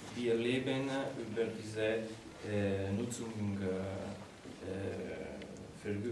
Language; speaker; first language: German; non-native, learner; Italian